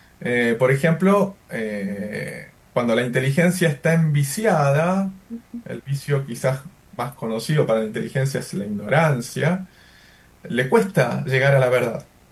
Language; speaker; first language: Spanish; native; Spanish